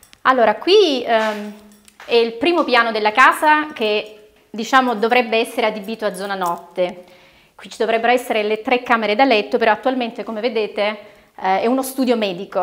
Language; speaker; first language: Italian; native; Italian